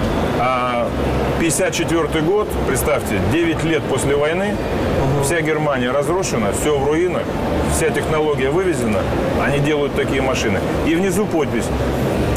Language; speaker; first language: Russian; native; Russian